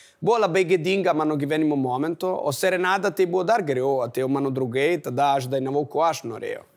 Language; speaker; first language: Lithuanian; non-native, fluent; Italian